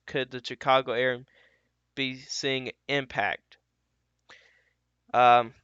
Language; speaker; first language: English; native; English